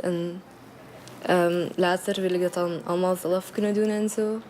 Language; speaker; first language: Dutch; early bilingual, other home language; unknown